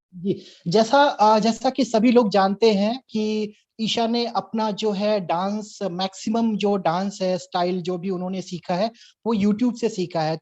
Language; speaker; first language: Hindi; native; Hindi